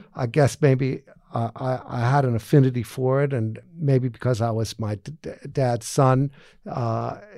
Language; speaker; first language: English; native; English